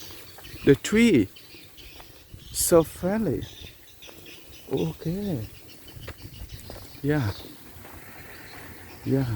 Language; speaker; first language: English; non-native, learner; Vietnamese